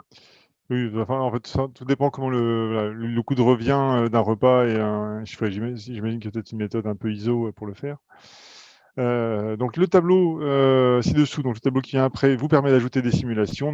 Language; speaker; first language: French; native; French